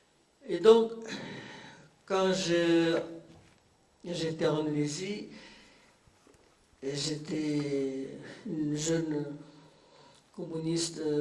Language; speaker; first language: French; non-native, fluent; Indonesian